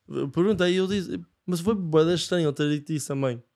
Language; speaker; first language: Portuguese; non-native, fluent; Japanese